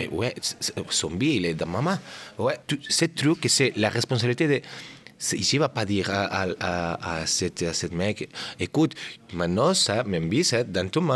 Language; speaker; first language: French; non-native, learner; Catalan